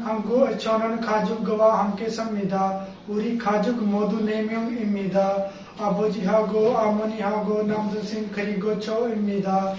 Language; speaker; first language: Korean; non-native, learner; Punjabi